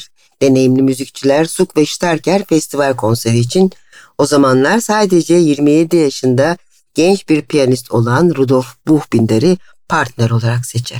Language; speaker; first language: Turkish; native; Turkish